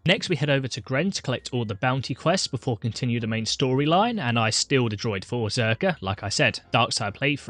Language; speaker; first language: English; native; English